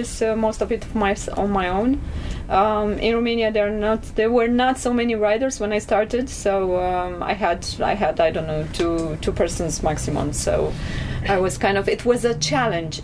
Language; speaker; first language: English; non-native, fluent; Romanian